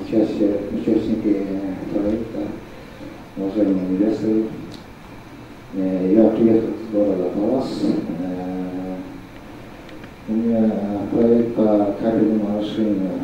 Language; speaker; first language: Russian; non-native, local second language; Kyrgyz